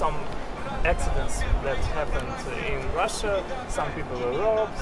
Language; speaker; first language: English; non-native, learner; Russian